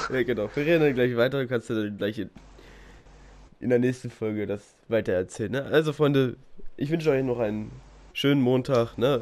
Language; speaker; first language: German; native; German